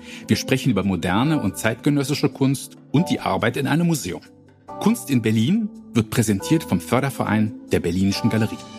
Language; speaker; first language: German; native; German